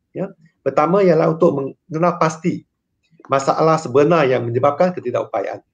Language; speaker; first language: Malay; non-native, local second language; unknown